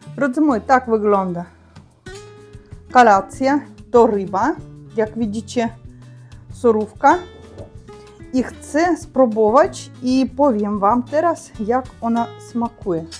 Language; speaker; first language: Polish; non-native, learner; Russian